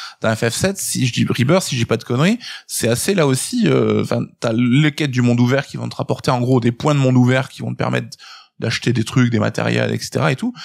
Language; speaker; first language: French; native; French